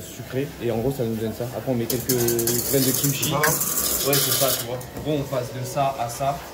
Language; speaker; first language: French; native; French